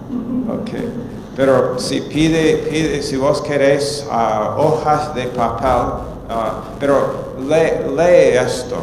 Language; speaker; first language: Spanish; non-native, fluent; English